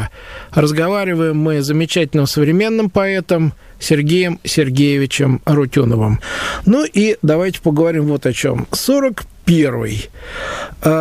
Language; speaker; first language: Russian; native; Russian